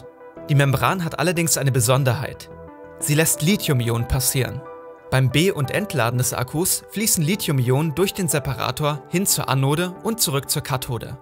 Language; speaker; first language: German; native; German